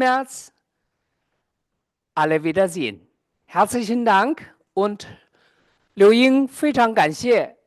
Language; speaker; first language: German; non-native, fluent; Chinese